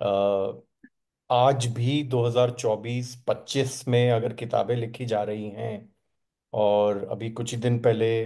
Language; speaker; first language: Hindi; native; Hindi